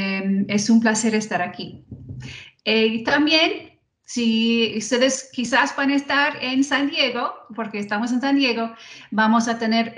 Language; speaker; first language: Spanish; non-native, fluent; English